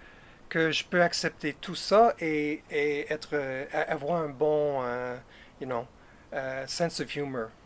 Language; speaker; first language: French; non-native, fluent; English